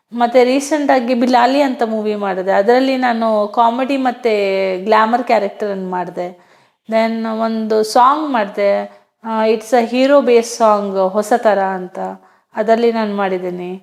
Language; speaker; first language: Kannada; non-native, local second language; Hindi